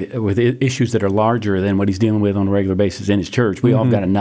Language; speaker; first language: English; native; English